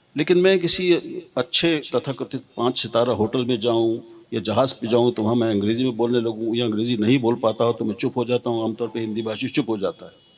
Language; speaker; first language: Hindi; native; Hindi